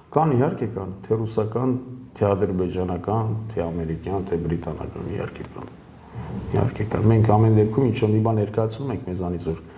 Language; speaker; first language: Armenian; early bilingual, heritage; Armenian